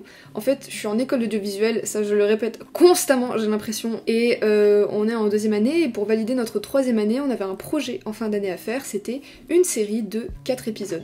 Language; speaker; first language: French; native; French